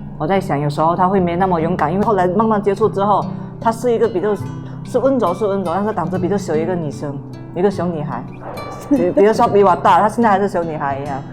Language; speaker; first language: Chinese; non-native, local second language; Min Nan Chinese